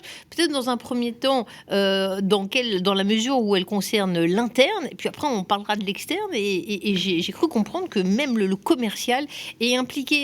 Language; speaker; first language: French; native; French